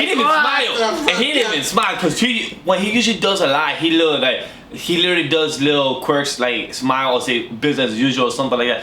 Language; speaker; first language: English; native; English